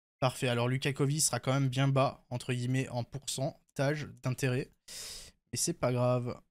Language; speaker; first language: French; native; French